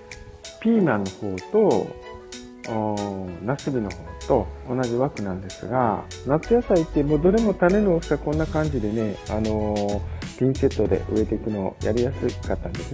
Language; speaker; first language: Japanese; native; Japanese